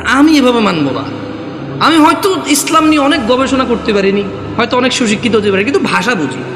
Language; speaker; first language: Bangla; early bilingual, heritage; Bangla